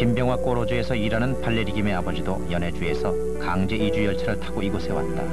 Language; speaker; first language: Korean; native; Korean